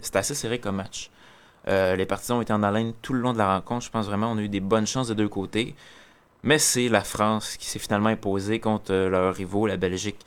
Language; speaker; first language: French; native; French